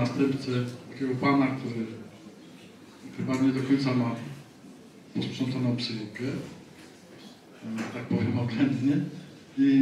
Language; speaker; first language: Polish; native; Polish